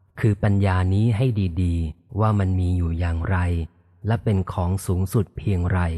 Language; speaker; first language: Thai; native; Thai